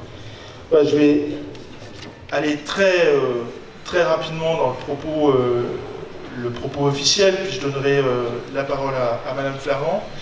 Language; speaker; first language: French; native; French